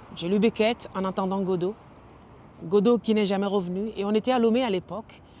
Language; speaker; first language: French; non-native, local second language; Ewe